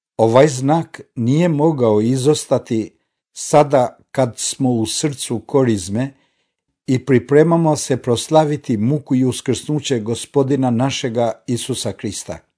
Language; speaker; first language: Croatian; non-native, fluent; Albanian